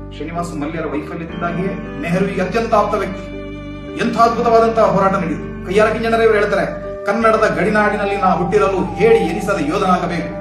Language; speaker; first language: Kannada; native; Kannada